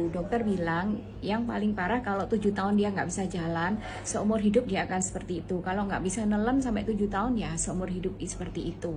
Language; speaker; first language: Indonesian; non-native, local second language; Malay